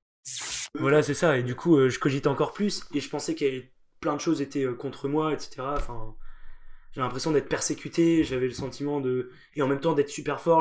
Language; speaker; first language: French; native; French